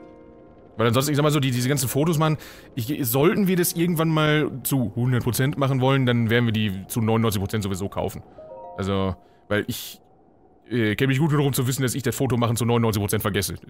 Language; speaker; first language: German; native; German